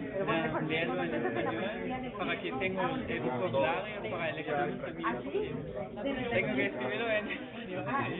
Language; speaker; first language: Spanish; non-native, fluent; German